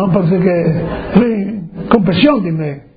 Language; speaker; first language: Italian; non-native, local second language; Friulian